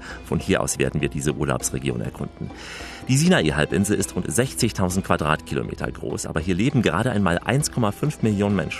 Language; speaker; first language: German; native; German